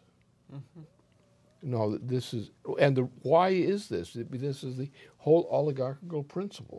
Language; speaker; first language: English; native; English